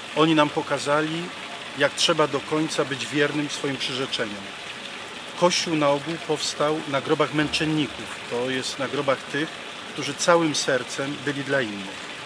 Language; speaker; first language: Polish; native; Polish